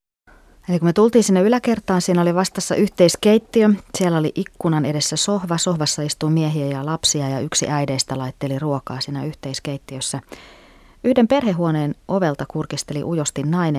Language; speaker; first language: Finnish; native; Finnish